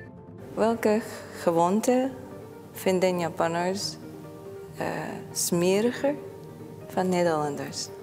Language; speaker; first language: Dutch; non-native, fluent; Japanese